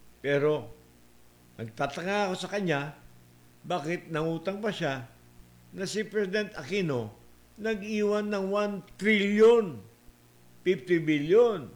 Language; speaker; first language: Filipino; non-native, local second language; Cebuano